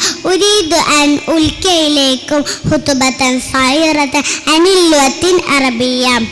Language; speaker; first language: Arabic; non-native, learner; Malayalam